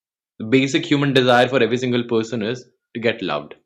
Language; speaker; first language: English; non-native, local second language; Hindi